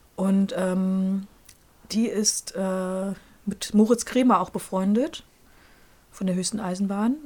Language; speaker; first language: German; native; German